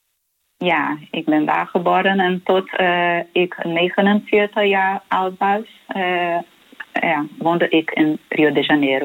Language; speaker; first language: Dutch; non-native, learner; Portuguese